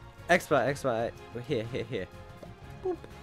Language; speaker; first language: English; native; English